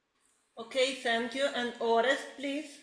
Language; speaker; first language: English; non-native, learner; Ukrainian